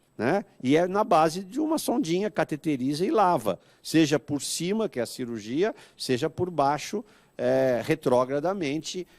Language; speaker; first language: Portuguese; native; Portuguese